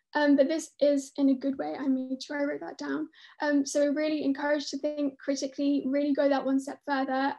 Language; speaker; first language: English; native; English